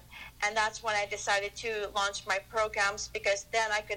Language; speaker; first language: English; non-native, local second language; Filipino